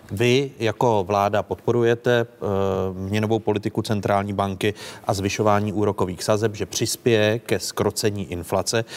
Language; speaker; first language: Czech; native; Czech